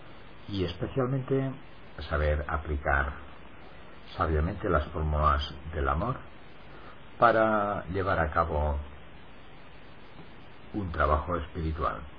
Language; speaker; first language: Spanish; native; Spanish